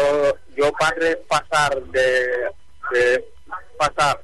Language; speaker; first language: Spanish; non-native, learner; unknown